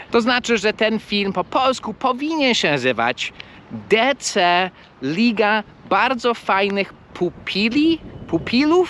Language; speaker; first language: Polish; non-native, fluent; English